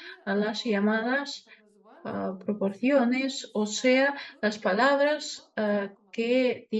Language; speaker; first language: Spanish; non-native, fluent; Russian